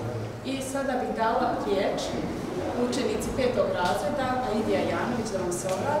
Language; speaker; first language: Croatian; native; Croatian